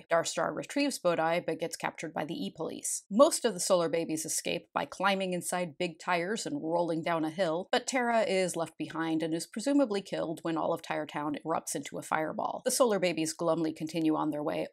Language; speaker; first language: English; native; English